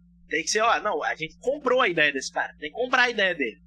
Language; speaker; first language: Portuguese; native; Portuguese